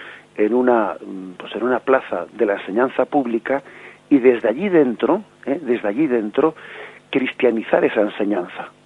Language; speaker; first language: Spanish; native; Spanish